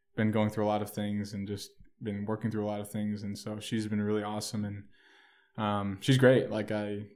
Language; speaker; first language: English; native; English